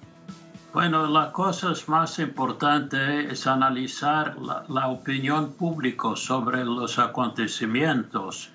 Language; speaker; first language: Spanish; non-native, fluent; English